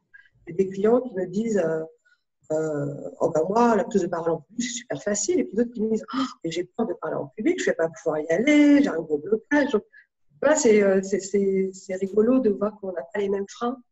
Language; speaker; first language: French; native; French